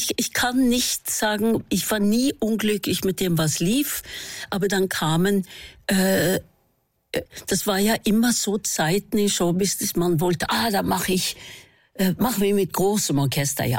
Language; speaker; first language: German; non-native, fluent; Norwegian